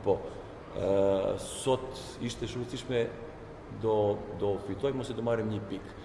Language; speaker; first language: Albanian; non-native, learner; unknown